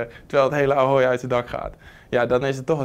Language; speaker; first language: Dutch; native; Dutch